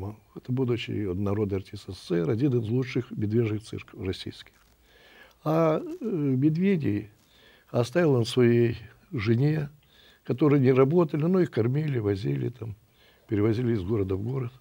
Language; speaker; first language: Russian; native; Russian